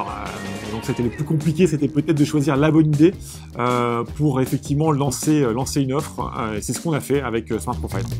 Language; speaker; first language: French; native; French